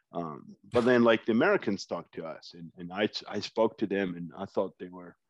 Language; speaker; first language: English; non-native, fluent; Arabic